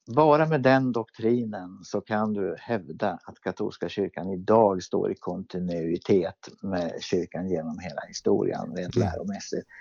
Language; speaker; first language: Swedish; native; Swedish